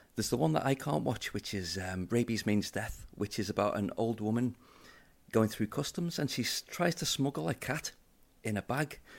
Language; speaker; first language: English; native; English